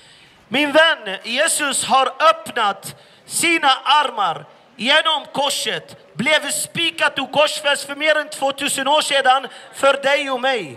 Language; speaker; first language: Swedish; non-native, fluent; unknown